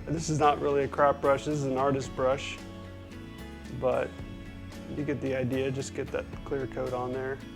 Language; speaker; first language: English; native; English